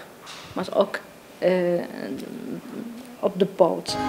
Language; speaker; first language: Dutch; non-native, learner; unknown